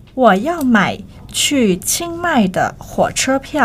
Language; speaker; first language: Chinese; non-native, fluent; Thai